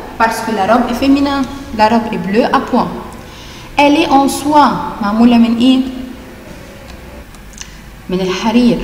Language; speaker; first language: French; non-native, fluent; Arabic